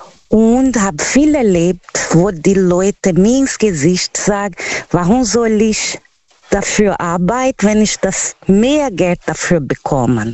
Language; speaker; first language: German; non-native, learner; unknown